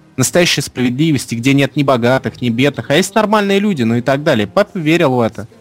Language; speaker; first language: Russian; non-native, fluent; English